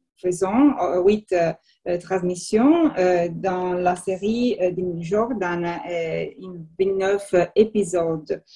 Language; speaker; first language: French; non-native, learner; Italian